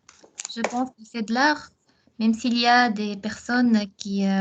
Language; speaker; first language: French; non-native, local second language; Arabic